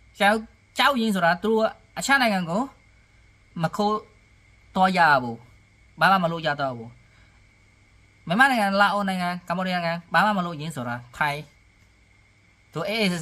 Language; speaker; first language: Burmese; non-native, learner; Khmer